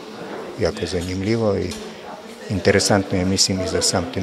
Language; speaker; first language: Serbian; non-native, fluent; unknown